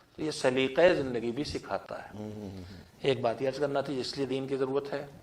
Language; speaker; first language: Urdu; native; Urdu